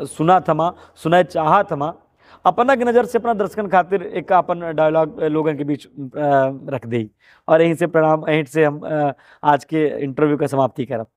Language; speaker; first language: Hindi; native; Hindi